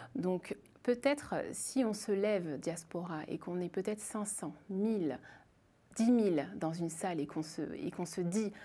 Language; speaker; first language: French; native; French